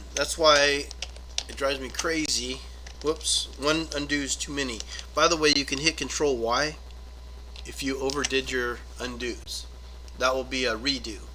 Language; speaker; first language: English; native; English